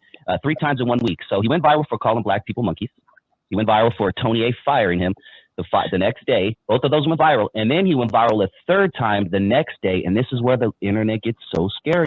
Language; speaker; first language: English; native; English